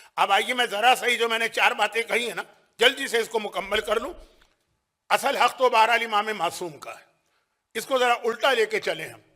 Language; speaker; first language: Urdu; native; Urdu